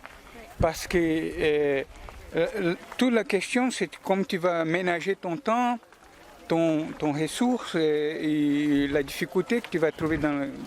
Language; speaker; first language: French; non-native, learner; Portuguese